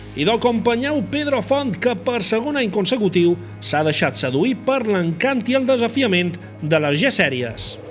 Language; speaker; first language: Catalan; native; Catalan